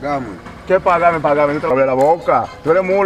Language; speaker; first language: Spanish; native; Spanish